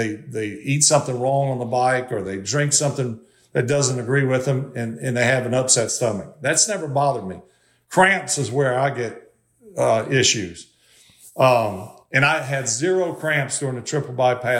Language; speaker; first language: English; native; English